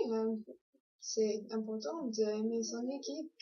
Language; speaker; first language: French; non-native, learner; English